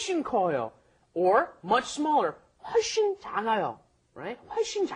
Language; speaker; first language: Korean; non-native, fluent; English